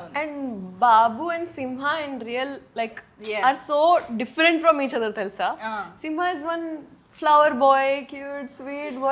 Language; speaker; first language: Telugu; non-native, local second language; Urdu